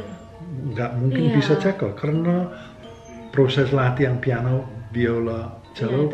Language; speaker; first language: Indonesian; non-native, fluent; English